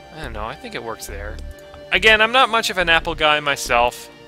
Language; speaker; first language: English; native; English